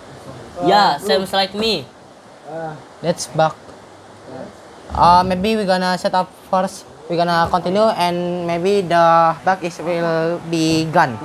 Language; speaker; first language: English; non-native, learner; Indonesian